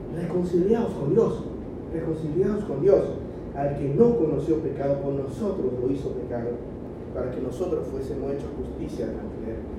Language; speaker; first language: Spanish; early bilingual, other home language; Chinese